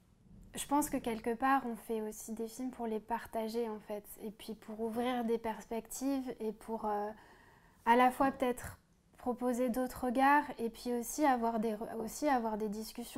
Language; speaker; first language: French; native; French